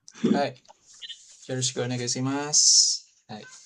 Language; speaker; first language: Japanese; non-native, learner; Indonesian